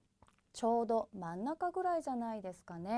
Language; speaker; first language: Japanese; native; Japanese